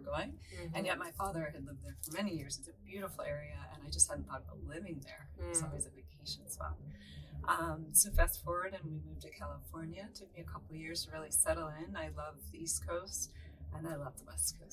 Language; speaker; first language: English; native; English